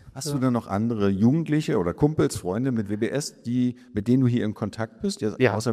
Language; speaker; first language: German; native; German